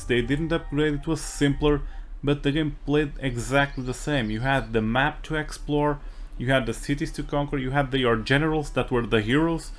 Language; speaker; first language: English; non-native, fluent; Portuguese